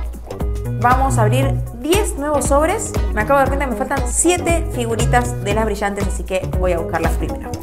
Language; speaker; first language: Spanish; native; Spanish